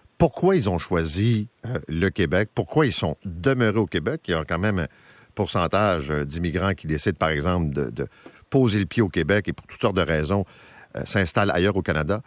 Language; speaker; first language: French; native; French